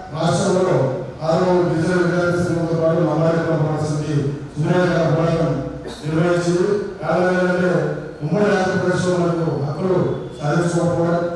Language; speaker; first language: Telugu; non-native, local second language; Lambadi